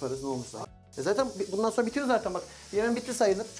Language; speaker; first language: Turkish; native; Turkish